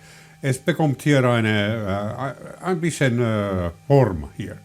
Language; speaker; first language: German; non-native, learner; Finnish